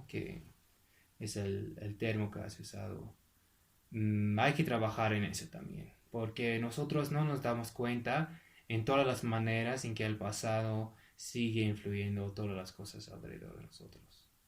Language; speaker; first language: Spanish; non-native, fluent; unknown